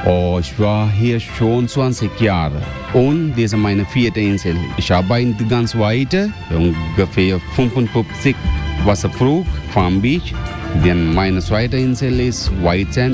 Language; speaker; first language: German; non-native, learner; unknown